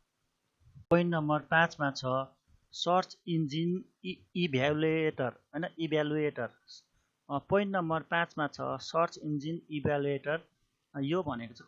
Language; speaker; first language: Nepali; native; Nepali